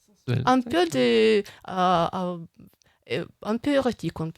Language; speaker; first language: French; non-native, fluent; Russian